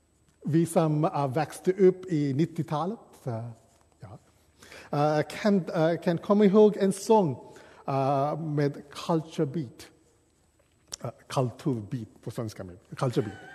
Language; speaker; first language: Swedish; non-native, fluent; English